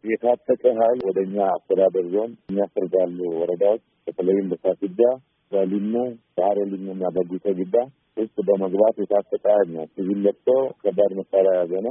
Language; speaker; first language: Amharic; non-native, local second language; Oromo